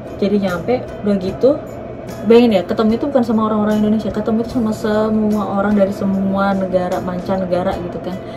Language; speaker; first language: Indonesian; native; Indonesian